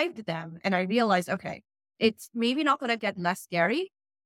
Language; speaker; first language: English; non-native, local second language; Urdu